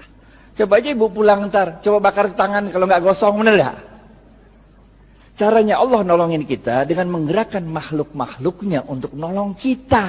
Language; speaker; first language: Indonesian; native; Indonesian